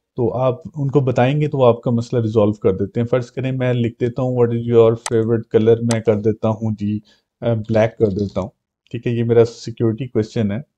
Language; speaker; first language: Urdu; non-native, local second language; Punjabi